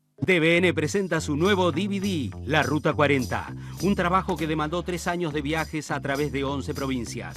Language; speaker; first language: Spanish; native; Spanish